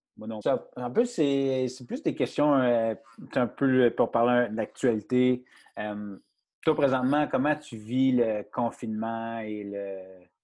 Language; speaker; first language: French; native; French